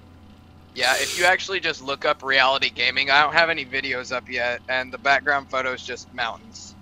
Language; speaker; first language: English; native; English